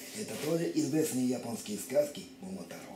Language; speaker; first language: Russian; non-native, learner; Japanese